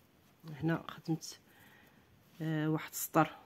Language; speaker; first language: Arabic; native; Arabic